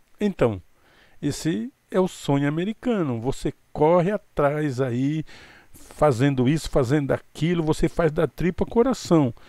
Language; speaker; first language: Portuguese; native; Portuguese